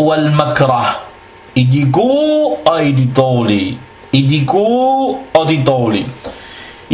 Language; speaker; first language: Danish; non-native, fluent; Arabic